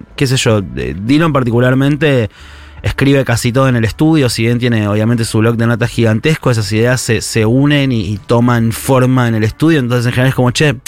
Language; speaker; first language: Spanish; native; Spanish